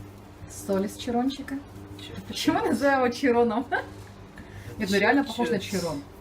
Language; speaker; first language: Russian; native; Russian